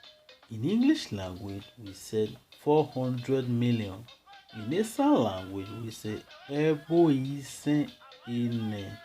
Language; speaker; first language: English; non-native, local second language; Esan